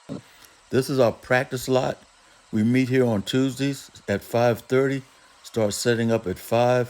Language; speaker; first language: English; native; English